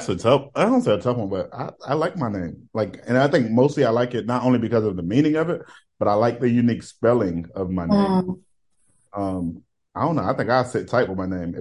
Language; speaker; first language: English; native; English